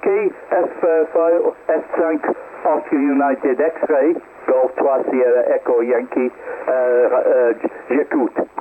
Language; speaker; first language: French; non-native, learner; English